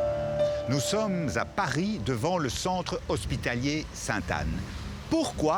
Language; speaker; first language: French; native; French